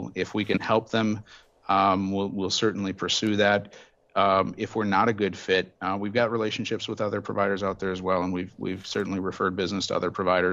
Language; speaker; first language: English; native; English